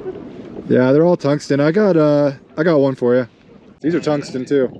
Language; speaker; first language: English; native; English